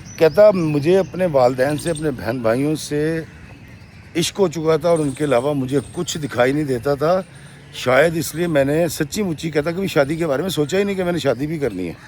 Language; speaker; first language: Urdu; non-native, local second language; Punjabi